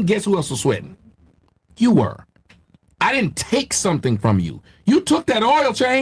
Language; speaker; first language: English; native; English